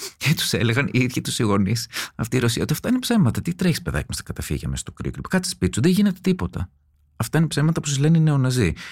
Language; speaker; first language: Greek; native; Greek